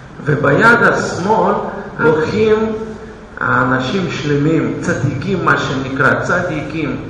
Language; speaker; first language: Hebrew; non-native, fluent; Russian